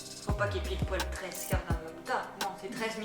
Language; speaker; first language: French; native; French